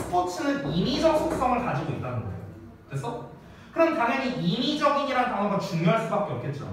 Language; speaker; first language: Korean; native; Korean